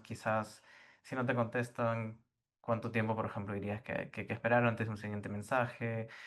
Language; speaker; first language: Spanish; native; Spanish